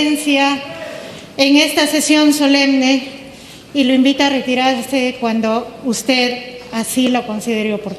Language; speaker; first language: Spanish; native; Spanish